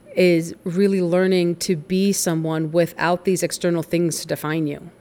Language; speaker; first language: English; native; English